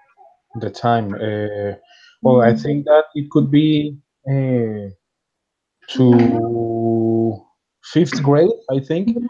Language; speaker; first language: English; non-native, fluent; Spanish